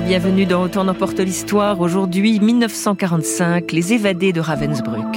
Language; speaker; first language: French; native; French